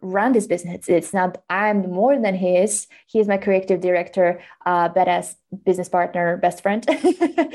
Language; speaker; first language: English; non-native, fluent; Slovak